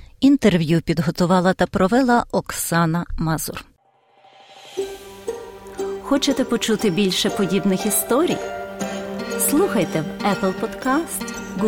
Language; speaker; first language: Ukrainian; native; Ukrainian